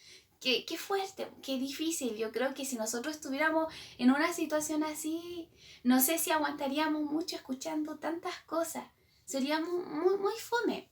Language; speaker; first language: Spanish; native; Spanish